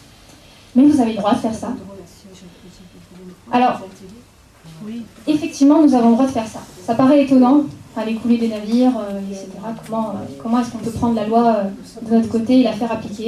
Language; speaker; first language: French; native; French